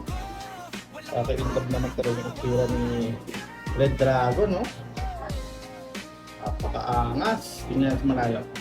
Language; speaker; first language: Filipino; native; Filipino